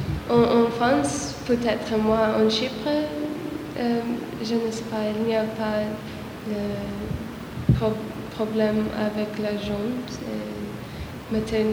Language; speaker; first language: French; non-native, learner; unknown